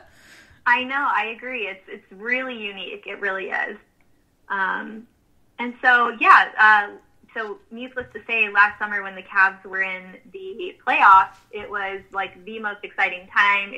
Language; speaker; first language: English; native; English